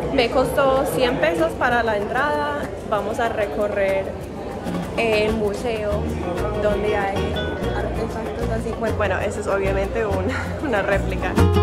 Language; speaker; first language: Spanish; non-native, fluent; English